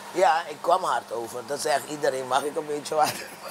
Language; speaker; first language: Dutch; non-native, fluent; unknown